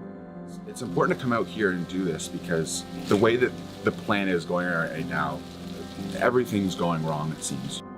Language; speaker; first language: English; native; English